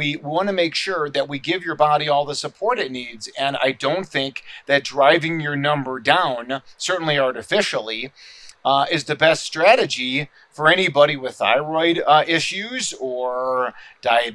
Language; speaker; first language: English; native; English